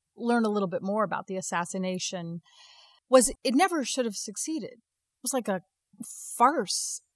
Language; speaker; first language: English; native; English